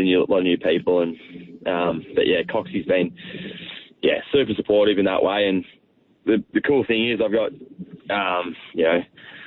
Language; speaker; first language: English; native; English